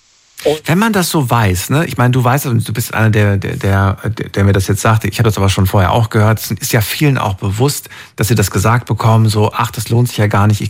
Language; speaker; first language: German; native; German